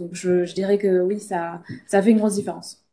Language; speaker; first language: French; native; French